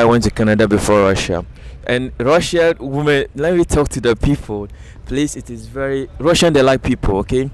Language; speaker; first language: English; native; English